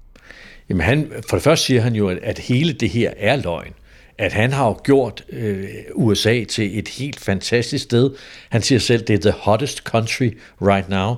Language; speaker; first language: Danish; native; Danish